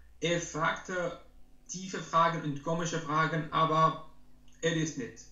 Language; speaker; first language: German; non-native, learner; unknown